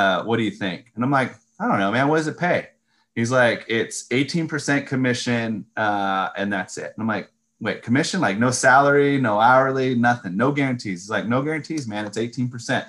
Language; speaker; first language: English; native; English